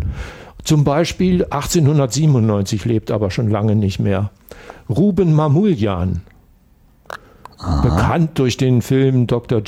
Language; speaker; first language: German; native; German